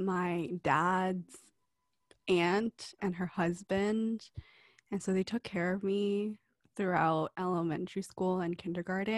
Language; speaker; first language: English; early bilingual, other home language; Cantonese